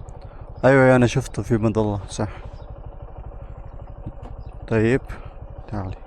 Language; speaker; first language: Arabic; non-native, learner; Bangla